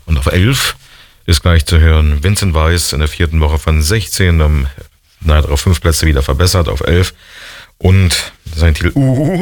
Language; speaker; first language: German; native; German